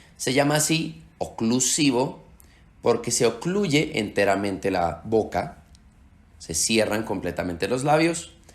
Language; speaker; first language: Spanish; early bilingual, heritage; Slovak